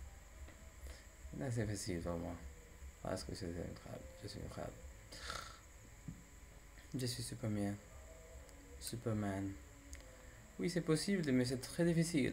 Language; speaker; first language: French; non-native, learner; English